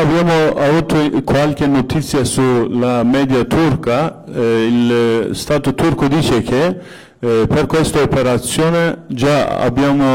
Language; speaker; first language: Italian; non-native, fluent; Kurdish